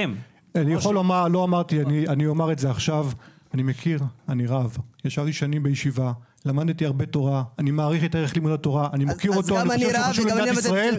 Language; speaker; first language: Hebrew; native; Hebrew